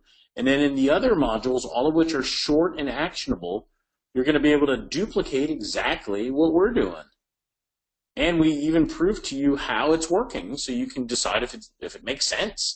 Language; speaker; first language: English; native; English